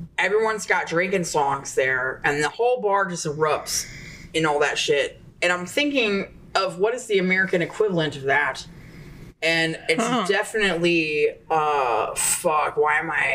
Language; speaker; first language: English; native; English